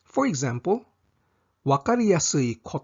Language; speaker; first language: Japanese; non-native, fluent; English